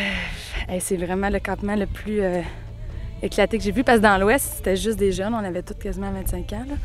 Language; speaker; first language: French; native; French